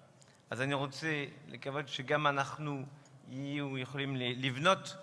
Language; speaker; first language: Hebrew; non-native, fluent; French